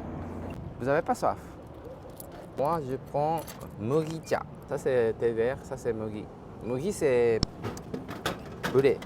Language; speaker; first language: French; non-native, fluent; Japanese